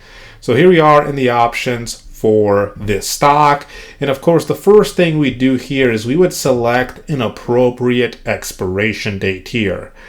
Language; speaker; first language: English; native; English